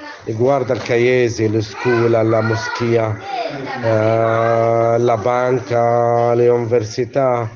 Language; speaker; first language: Italian; non-native, learner; Arabic